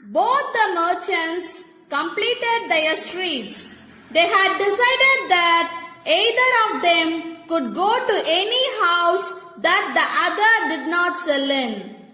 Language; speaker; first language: English; non-native, local second language; Tamil